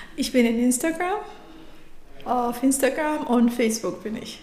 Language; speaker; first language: German; non-native, fluent; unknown